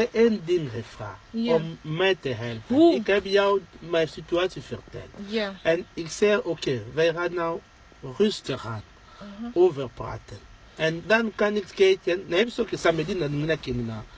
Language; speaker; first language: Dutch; non-native, learner; Lingala